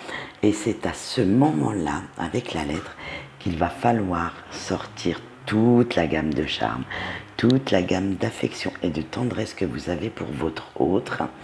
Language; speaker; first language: French; native; French